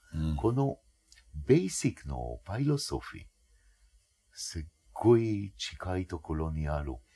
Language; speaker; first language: Japanese; non-native, fluent; Hebrew